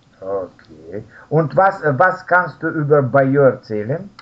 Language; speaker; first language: German; non-native, learner; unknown